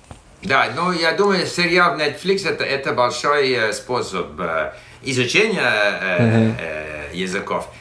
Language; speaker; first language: Russian; non-native, fluent; English